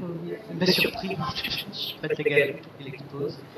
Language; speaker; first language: French; native; French